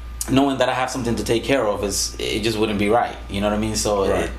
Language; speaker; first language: English; early bilingual, other home language; Spanish